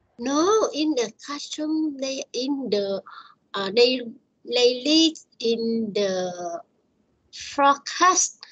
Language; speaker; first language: English; non-native, learner; Vietnamese